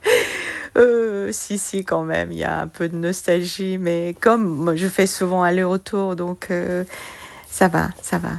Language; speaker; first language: French; non-native, fluent; Korean